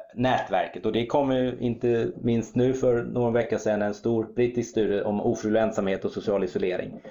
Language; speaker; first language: Swedish; early bilingual, other home language; German